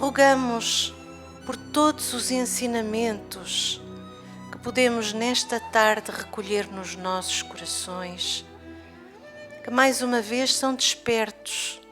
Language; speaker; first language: Portuguese; native; Portuguese